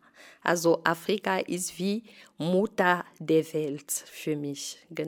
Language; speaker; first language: German; non-native, fluent; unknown